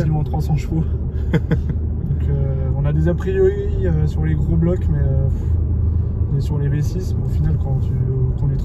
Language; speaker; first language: French; native; French